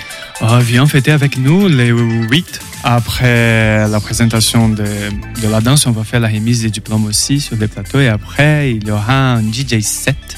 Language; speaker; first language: French; non-native, fluent; Portuguese